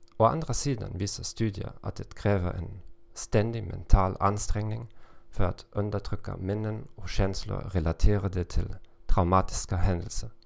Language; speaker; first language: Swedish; non-native, learner; German